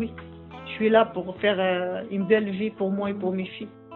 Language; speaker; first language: French; non-native, learner; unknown